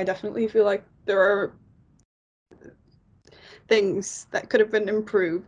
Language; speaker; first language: English; non-native, fluent; Norwegian